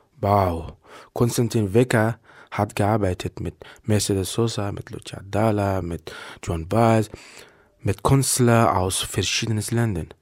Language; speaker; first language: German; non-native, learner; Persian